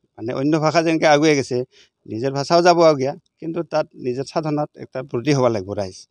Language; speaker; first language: Assamese; non-native, local second language; Rangpuri